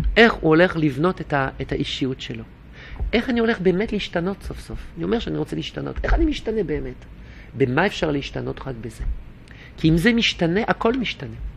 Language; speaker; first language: Hebrew; non-native, fluent; French